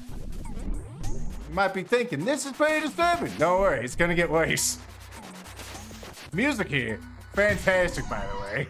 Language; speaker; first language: English; native; English